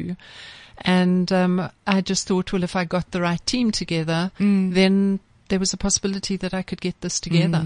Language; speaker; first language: English; native; English